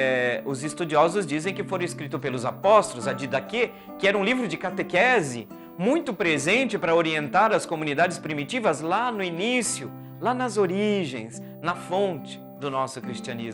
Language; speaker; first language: Portuguese; native; Portuguese